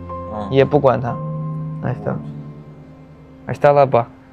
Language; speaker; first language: Chinese; non-native, local second language; Uyghur